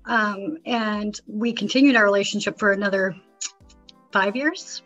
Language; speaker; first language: English; native; English